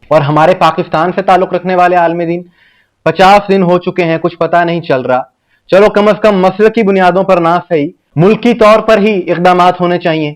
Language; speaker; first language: Urdu; native; Urdu